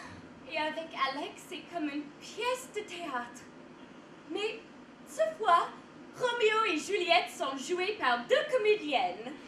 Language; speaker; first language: French; non-native, fluent; English